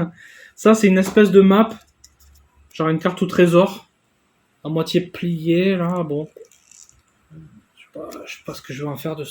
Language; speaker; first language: French; native; French